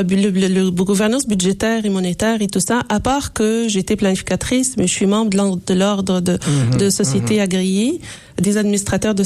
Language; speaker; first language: French; non-native, local second language; Arabic